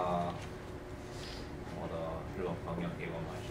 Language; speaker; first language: Chinese; non-native, learner; English